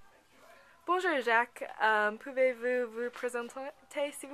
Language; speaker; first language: French; non-native, learner; English